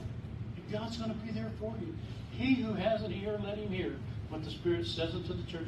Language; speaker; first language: English; native; English